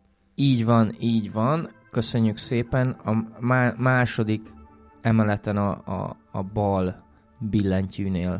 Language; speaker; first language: Hungarian; native; Hungarian